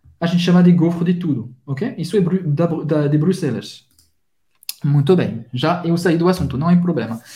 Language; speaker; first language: Portuguese; non-native, fluent; French